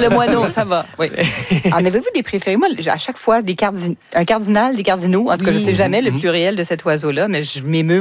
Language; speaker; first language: French; native; French